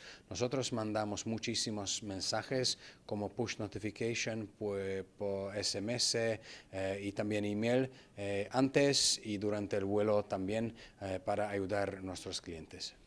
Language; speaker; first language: Spanish; non-native, fluent; Hungarian